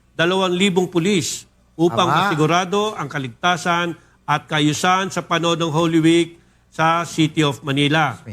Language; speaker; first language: Filipino; native; Filipino